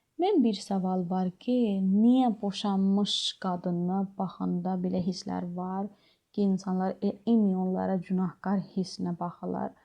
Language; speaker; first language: Azerbaijani; non-native, fluent; Urdu